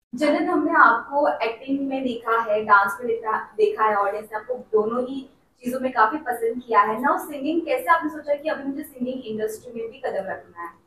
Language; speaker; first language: Hindi; native; Hindi